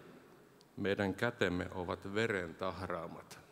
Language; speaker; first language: Finnish; native; Finnish